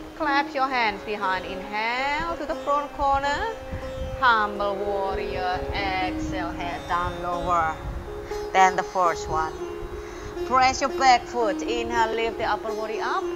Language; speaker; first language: English; non-native, fluent; Indonesian